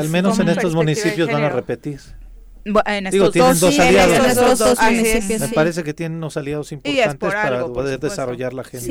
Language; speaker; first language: Spanish; native; Spanish